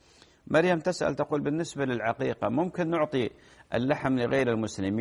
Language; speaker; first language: Arabic; native; Arabic